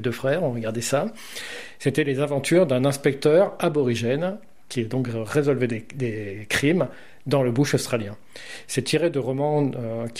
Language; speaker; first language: French; native; French